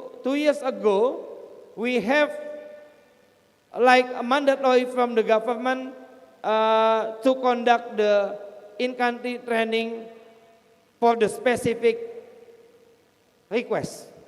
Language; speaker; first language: English; non-native, fluent; Indonesian